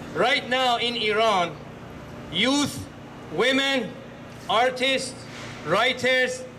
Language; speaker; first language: English; non-native, fluent; Persian